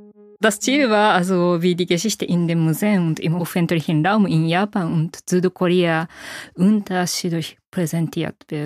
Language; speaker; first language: German; non-native, fluent; Japanese